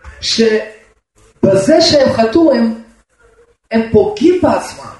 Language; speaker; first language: Hebrew; non-native, fluent; Russian